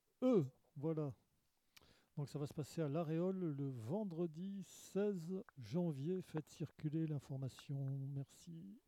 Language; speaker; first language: French; native; French